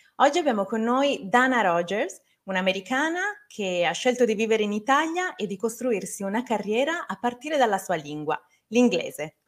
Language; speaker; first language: Italian; native; Italian